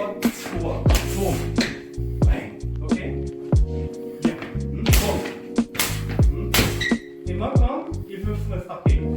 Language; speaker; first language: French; non-native, fluent; German